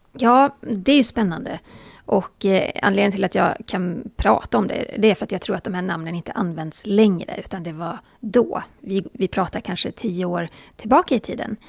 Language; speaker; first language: Swedish; native; Swedish